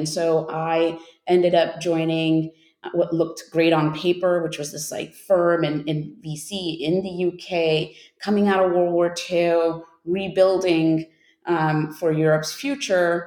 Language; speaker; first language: English; native; English